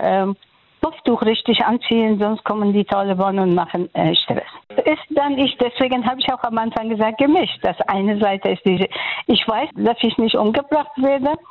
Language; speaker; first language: German; non-native, fluent; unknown